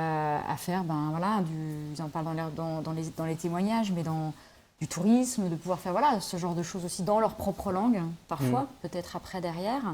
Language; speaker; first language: French; native; French